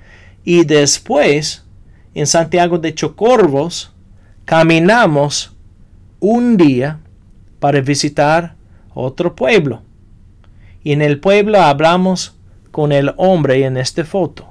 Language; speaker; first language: Spanish; non-native, fluent; English